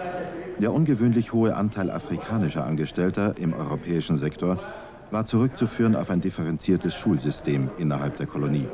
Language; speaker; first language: German; native; German